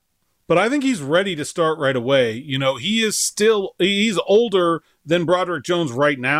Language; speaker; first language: English; native; English